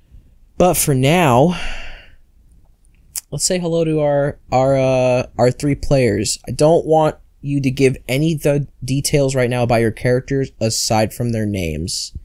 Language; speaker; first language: English; native; English